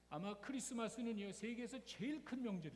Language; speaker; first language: Korean; native; Korean